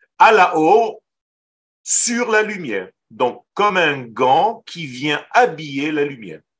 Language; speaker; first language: French; non-native, fluent; Hebrew